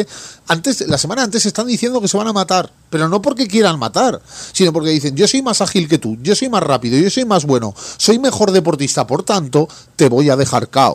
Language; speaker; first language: Spanish; native; Spanish